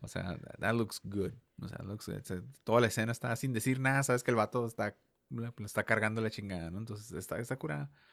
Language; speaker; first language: Spanish; early bilingual, heritage; Spanish